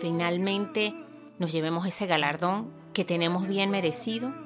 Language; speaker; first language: Spanish; native; Spanish